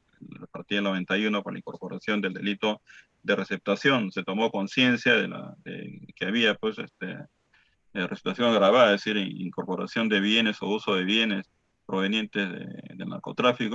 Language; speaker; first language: Spanish; native; Spanish